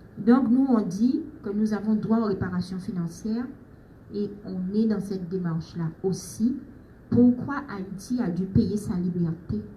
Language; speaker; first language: French; native; French